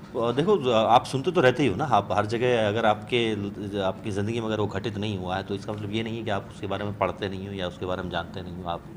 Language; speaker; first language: Hindi; native; Hindi